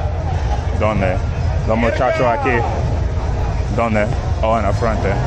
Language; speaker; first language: Spanish; early bilingual, heritage; Haitian Creole